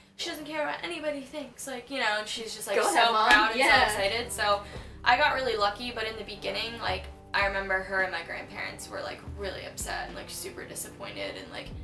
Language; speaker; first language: English; native; English